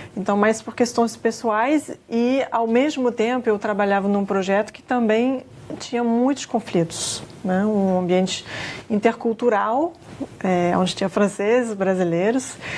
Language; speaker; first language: Portuguese; non-native, fluent; French